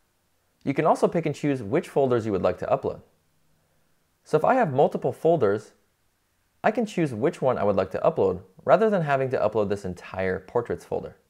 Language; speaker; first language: English; native; English